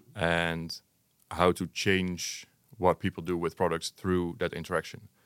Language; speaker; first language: English; non-native, fluent; Dutch